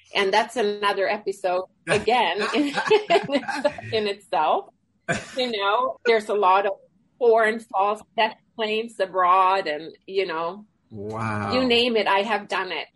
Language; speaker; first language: English; early bilingual, other home language; Swedish